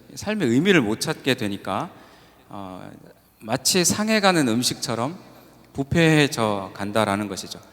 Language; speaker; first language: Korean; native; Korean